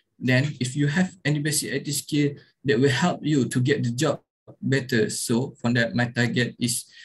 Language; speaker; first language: English; non-native, local second language; Malay